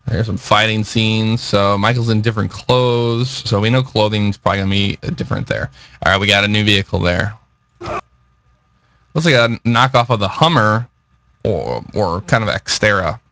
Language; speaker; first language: English; native; English